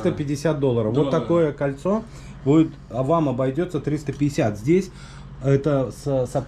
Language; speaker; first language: Russian; native; Russian